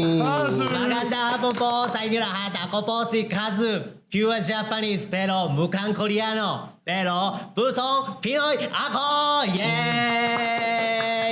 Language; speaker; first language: Filipino; non-native, learner; Japanese